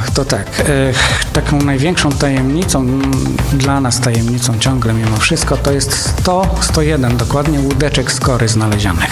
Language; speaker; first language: Polish; native; Polish